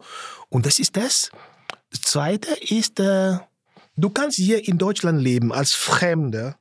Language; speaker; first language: German; non-native, fluent; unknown